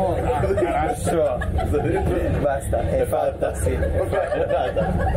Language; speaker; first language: Russian; non-native, learner; English